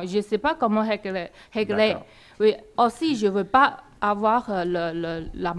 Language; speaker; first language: French; non-native, learner; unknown